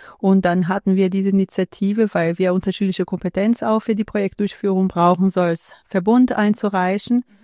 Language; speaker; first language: German; non-native, fluent; Portuguese